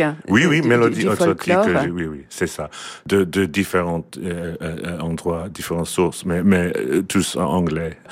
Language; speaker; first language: French; non-native, learner; English